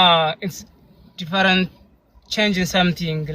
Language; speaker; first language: English; non-native, learner; Amharic